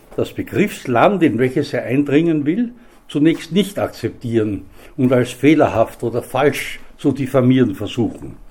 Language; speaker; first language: German; native; German